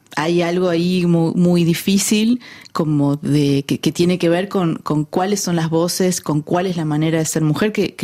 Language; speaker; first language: Spanish; native; Spanish